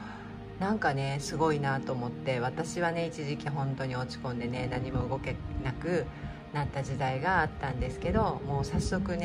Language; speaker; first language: Japanese; native; Japanese